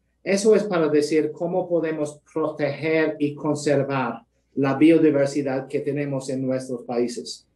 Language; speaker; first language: Spanish; non-native, fluent; English